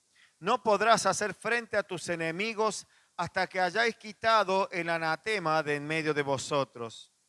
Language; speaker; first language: Spanish; native; Spanish